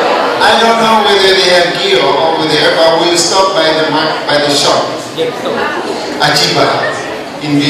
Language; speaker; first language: English; non-native, fluent; Indonesian